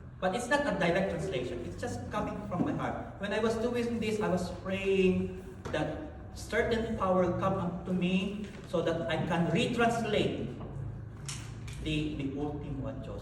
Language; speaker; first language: English; non-native, local second language; Filipino